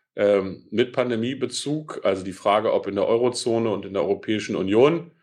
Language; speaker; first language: German; native; German